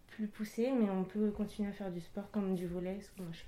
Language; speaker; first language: French; native; French